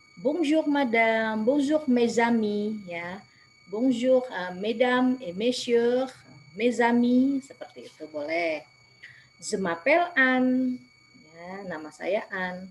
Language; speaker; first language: French; non-native, fluent; Indonesian